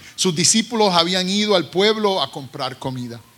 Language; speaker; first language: Spanish; native; Spanish